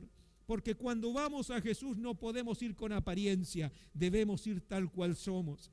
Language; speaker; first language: Spanish; native; Spanish